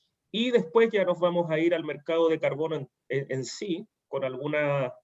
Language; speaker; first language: Spanish; native; Spanish